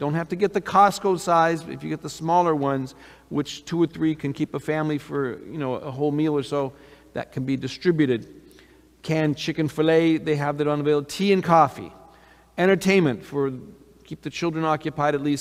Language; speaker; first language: English; native; English